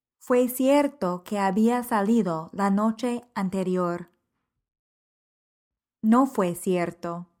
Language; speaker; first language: Spanish; non-native, fluent; English